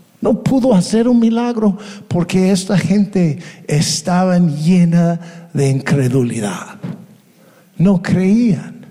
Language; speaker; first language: Spanish; non-native, fluent; English